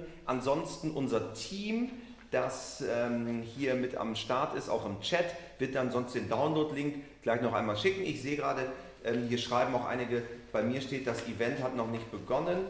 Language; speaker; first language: German; native; German